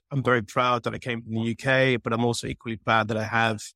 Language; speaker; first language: English; native; English